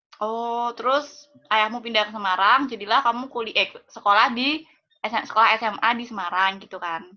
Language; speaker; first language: Indonesian; native; Indonesian